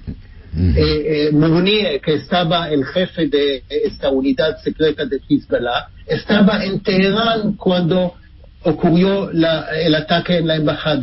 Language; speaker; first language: Spanish; non-native, fluent; Hebrew